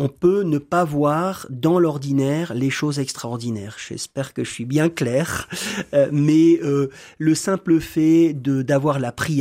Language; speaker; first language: French; native; French